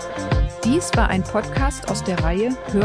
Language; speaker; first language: German; native; German